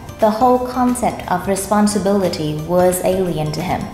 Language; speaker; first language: English; non-native, fluent; Vietnamese